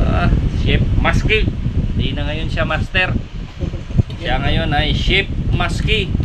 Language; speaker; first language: Filipino; non-native, local second language; Hiligaynon